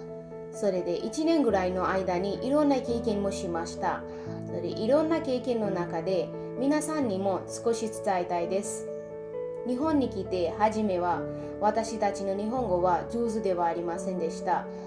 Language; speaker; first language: Japanese; non-native, learner; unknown